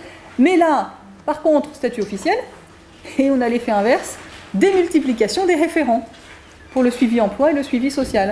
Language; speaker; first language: French; native; French